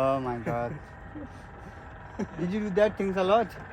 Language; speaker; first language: English; non-native, learner; Hindi